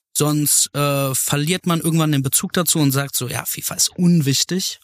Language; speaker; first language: German; native; German